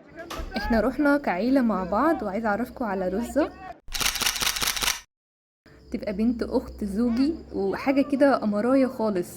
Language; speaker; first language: Arabic; native; Arabic